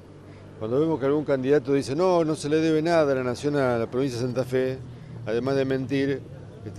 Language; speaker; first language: Spanish; native; Spanish